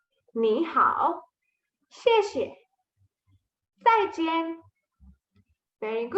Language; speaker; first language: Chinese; non-native, fluent; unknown